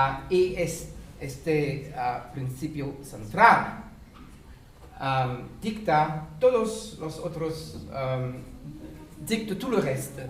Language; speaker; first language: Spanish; non-native, fluent; French